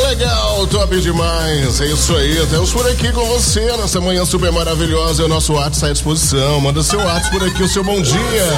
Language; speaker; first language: Portuguese; native; Portuguese